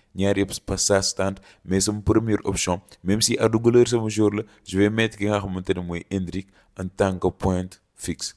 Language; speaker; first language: French; non-native, local second language; Wolof